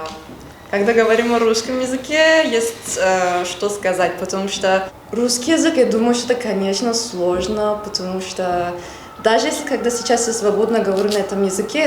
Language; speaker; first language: Russian; non-native, fluent; Turkish